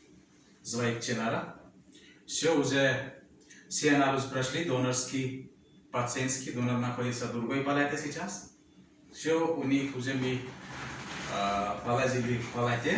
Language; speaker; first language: Russian; non-native, learner; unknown